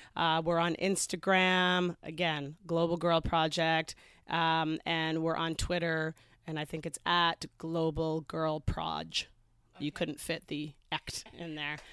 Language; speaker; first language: English; native; English